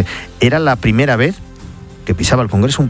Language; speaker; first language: Spanish; native; Spanish